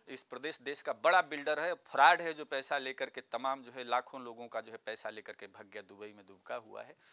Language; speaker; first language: Hindi; native; Hindi